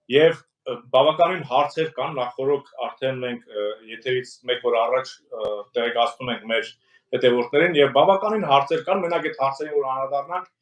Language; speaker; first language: Armenian; native; Armenian